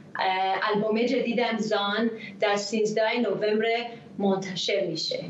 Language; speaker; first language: Persian; early bilingual, heritage; Hebrew